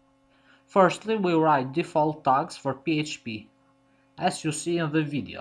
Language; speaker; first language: English; non-native, fluent; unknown